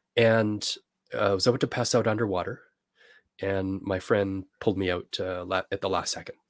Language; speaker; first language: English; native; English